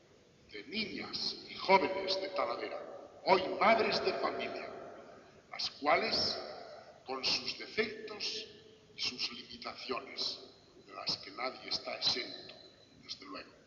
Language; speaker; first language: Spanish; native; Spanish